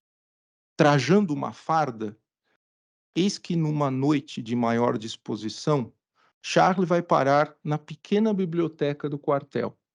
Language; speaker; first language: Portuguese; native; Portuguese